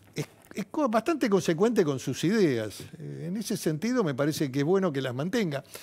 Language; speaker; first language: Spanish; native; Spanish